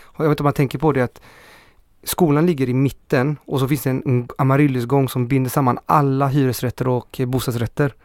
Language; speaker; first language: Swedish; early bilingual, other home language; Spanish